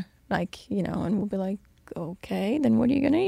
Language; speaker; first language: English; non-native, fluent; Portuguese